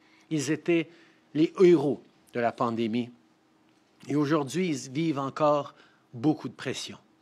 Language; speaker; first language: French; early bilingual, heritage; French